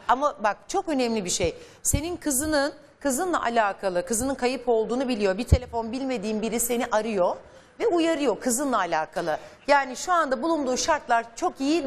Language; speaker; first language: Turkish; native; Turkish